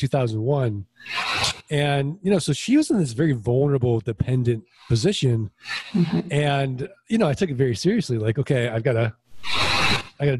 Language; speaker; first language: English; native; English